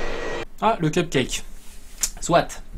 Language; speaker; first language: French; native; French